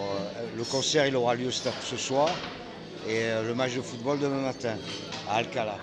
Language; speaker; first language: French; native; French